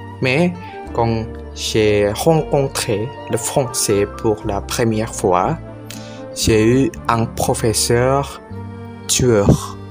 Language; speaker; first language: French; non-native, learner; Indonesian